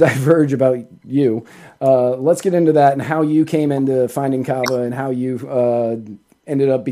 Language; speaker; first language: English; native; English